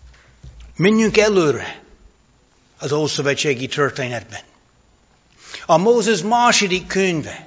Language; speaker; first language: Hungarian; non-native, fluent; English